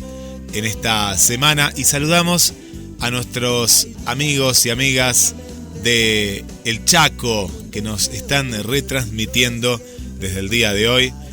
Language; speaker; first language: Spanish; native; Spanish